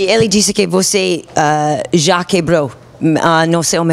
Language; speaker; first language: Portuguese; non-native, learner; English